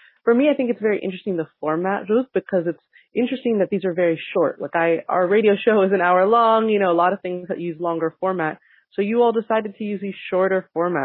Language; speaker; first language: English; early bilingual, other home language; Spanish